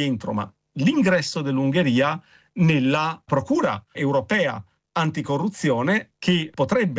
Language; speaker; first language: Italian; native; Italian